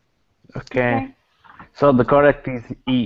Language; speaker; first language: English; non-native, learner; Italian